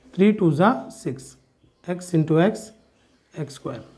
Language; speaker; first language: Hindi; non-native, local second language; Marathi